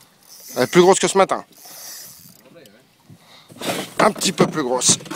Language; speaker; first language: French; native; French